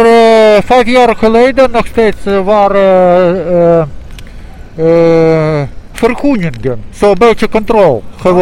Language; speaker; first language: Dutch; non-native, learner; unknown